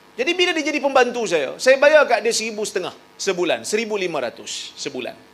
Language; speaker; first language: Malay; native; Malay